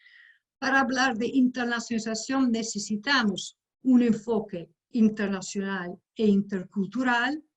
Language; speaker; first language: Spanish; non-native, fluent; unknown